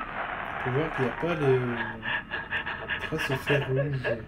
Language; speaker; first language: French; native; French